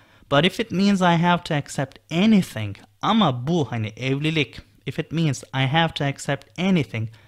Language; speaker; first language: English; non-native, fluent; Turkish